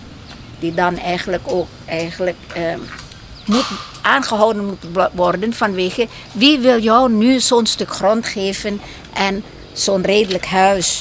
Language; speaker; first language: Dutch; non-native, fluent; Indonesian